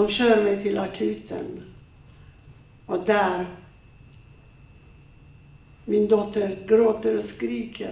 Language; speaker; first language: Swedish; non-native, fluent; Persian